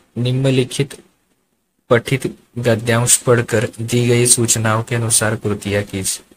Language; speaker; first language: Hindi; non-native, local second language; Marathi